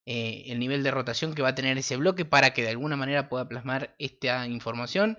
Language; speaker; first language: Spanish; native; Spanish